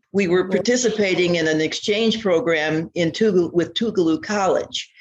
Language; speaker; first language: English; native; English